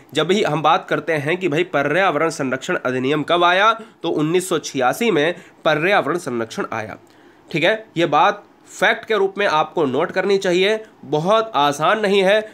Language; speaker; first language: Hindi; native; Hindi